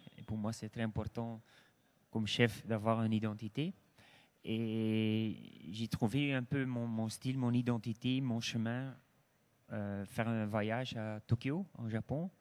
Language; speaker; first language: French; non-native, local second language; Dutch